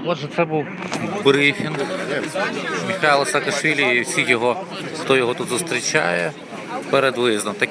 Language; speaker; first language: Ukrainian; native; Ukrainian